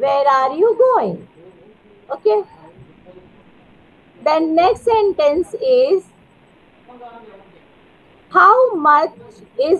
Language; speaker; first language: English; non-native, learner; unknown